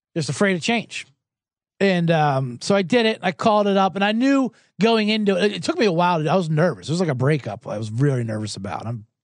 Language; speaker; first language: English; native; English